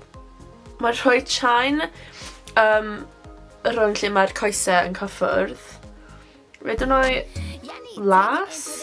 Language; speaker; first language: Welsh; non-native, local second language; English